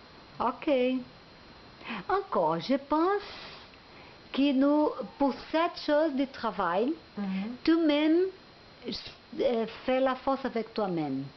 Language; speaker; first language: French; non-native, learner; Portuguese